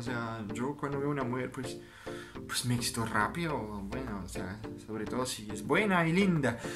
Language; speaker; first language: Spanish; non-native, fluent; French